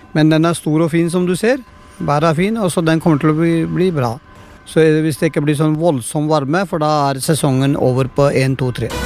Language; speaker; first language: Norwegian; non-native, fluent; Punjabi